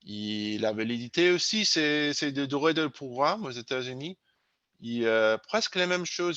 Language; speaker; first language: French; non-native, learner; English